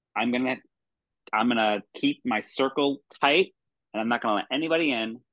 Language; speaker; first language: English; native; English